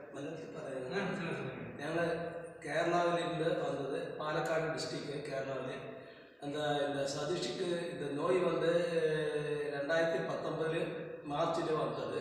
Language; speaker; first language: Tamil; non-native, local second language; Malayalam